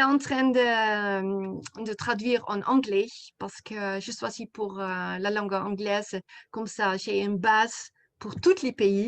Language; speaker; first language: French; non-native, fluent; Dutch